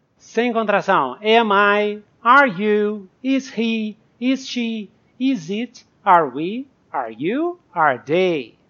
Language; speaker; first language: English; non-native, fluent; Portuguese